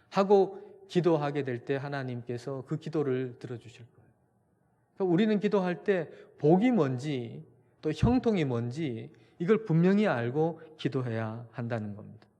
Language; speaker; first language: Korean; native; Korean